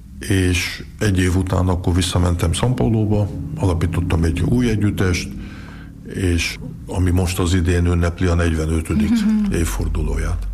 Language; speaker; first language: Hungarian; early bilingual, heritage; Hungarian